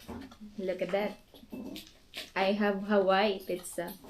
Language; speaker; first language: English; non-native, local second language; Filipino